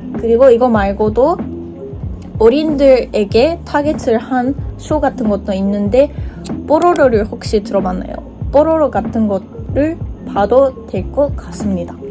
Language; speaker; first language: Korean; non-native, fluent; Japanese